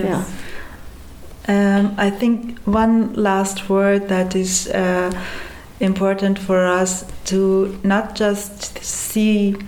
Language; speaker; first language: English; non-native, fluent; Persian